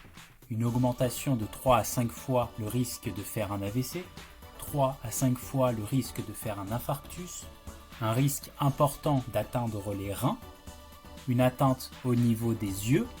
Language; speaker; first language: French; native; French